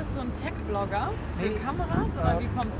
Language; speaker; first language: German; native; German